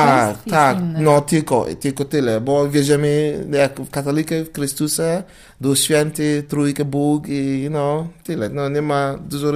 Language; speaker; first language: Polish; non-native, learner; English